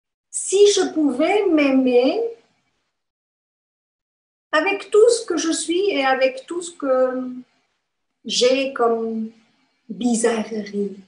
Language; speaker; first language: French; non-native, fluent; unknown